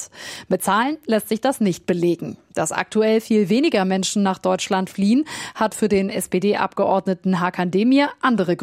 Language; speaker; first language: German; native; German